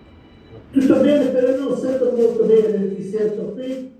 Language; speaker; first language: Italian; early bilingual, heritage; Spanish